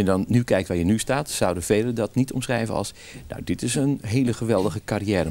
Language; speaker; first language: Dutch; native; Dutch